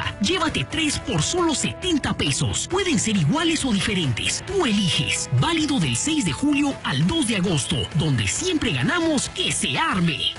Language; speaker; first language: Spanish; native; Spanish